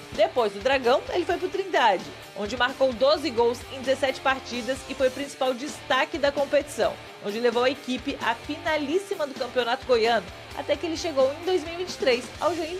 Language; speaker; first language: Portuguese; native; Portuguese